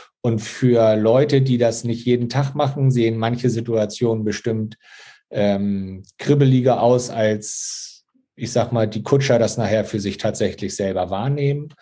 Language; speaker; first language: German; native; German